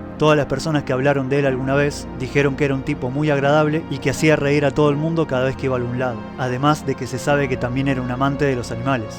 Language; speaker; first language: Spanish; native; Spanish